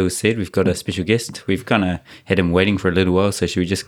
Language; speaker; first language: English; native; English